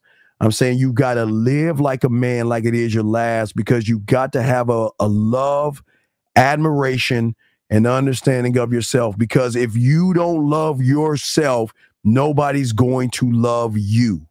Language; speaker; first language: English; native; English